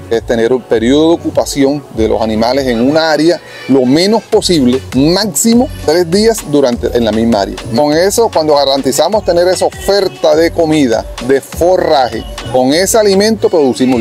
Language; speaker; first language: Spanish; native; Spanish